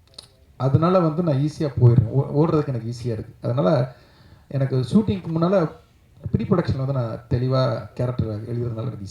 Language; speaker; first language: Tamil; native; Tamil